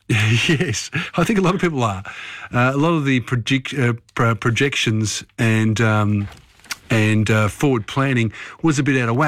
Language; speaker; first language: English; native; English